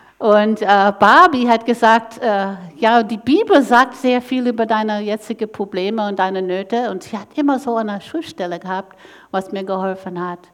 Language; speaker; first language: German; non-native, fluent; English